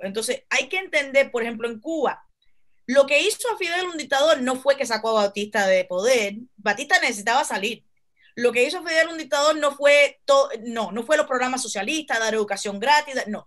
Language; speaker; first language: Spanish; early bilingual, heritage; Spanish